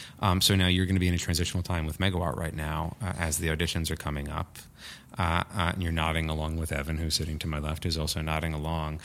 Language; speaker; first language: English; native; English